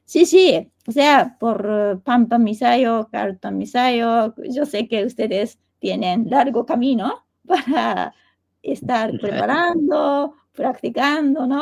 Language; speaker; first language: Spanish; non-native, fluent; Japanese